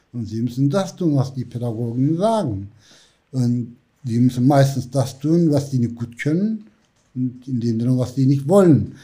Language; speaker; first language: German; non-native, fluent; Turkish